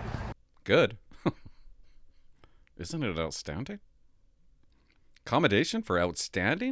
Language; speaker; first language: English; native; English